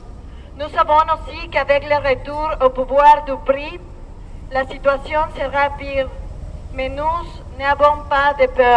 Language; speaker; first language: French; non-native, learner; Spanish